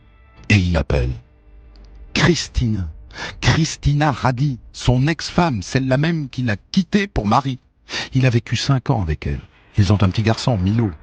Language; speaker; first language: French; native; French